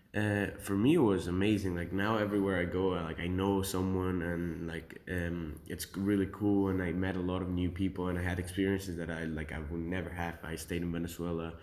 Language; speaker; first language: English; early bilingual, other home language; Spanish